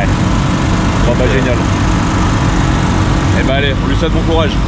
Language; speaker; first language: French; native; French